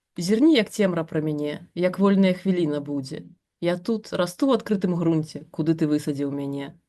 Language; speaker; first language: Belarusian; non-native, local second language; Russian